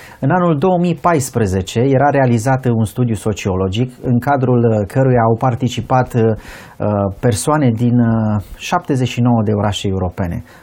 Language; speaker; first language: Romanian; native; Romanian